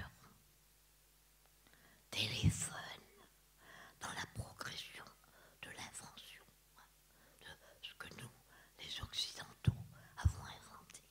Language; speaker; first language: French; native; French